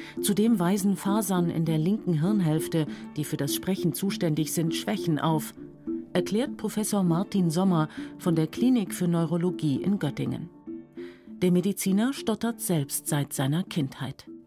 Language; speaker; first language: German; native; German